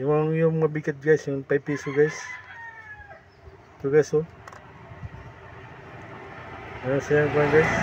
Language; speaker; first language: Filipino; native; Filipino